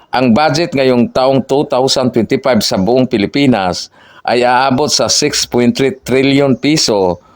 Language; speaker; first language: Filipino; non-native, local second language; Cebuano